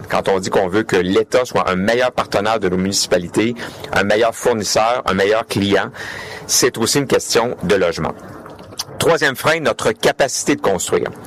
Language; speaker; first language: French; native; French